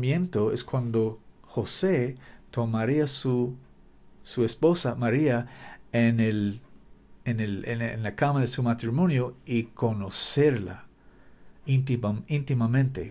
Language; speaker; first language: Spanish; non-native, learner; English